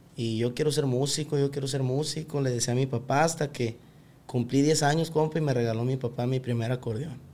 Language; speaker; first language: Spanish; native; Spanish